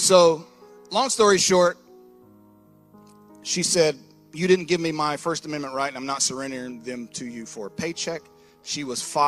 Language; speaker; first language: English; native; English